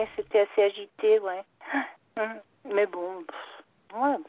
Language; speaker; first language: French; native; French